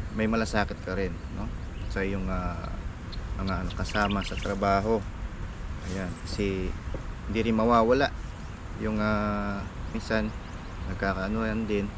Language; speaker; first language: Filipino; non-native, local second language; Pampanga